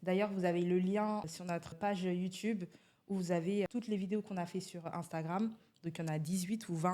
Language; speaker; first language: French; native; French